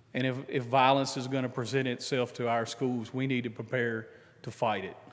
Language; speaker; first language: English; native; English